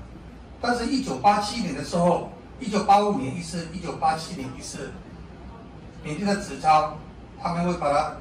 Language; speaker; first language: Chinese; non-native, learner; Burmese